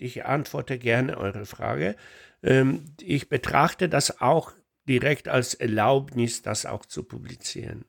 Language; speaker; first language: German; non-native, fluent; Polish